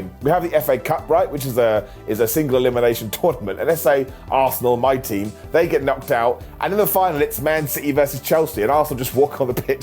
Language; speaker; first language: English; native; English